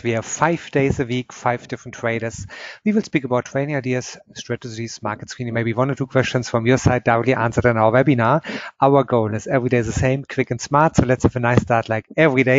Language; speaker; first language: English; non-native, fluent; German